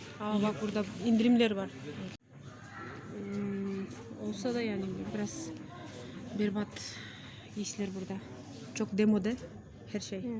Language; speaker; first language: Turkish; non-native, fluent; Kyrgyz